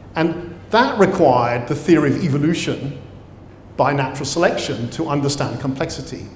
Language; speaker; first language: English; native; English